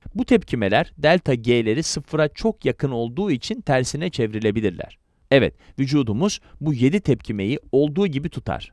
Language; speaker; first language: Turkish; native; Turkish